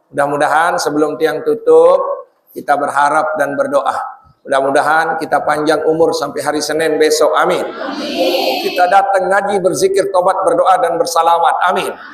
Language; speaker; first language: Indonesian; non-native, local second language; Sasak